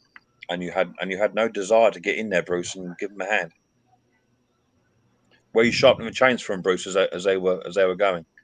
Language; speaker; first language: English; native; English